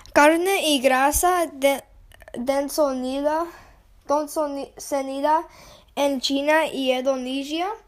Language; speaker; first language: Spanish; non-native, learner; English